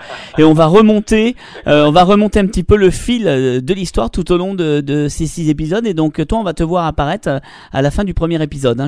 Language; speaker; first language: French; native; French